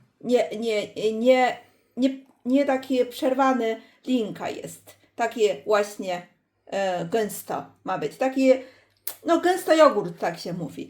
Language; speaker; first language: Polish; non-native, learner; Chinese